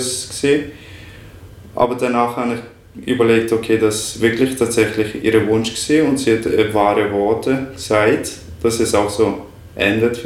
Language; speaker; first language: German; non-native, fluent; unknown